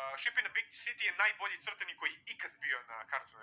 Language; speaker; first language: Bosnian; native; Bosnian